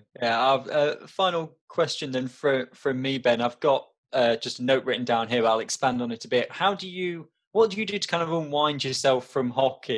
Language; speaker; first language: English; native; English